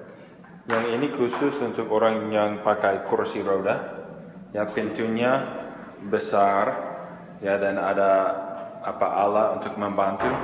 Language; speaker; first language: Indonesian; non-native, fluent; English